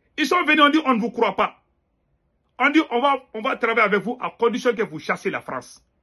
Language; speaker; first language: French; non-native, local second language; Bambara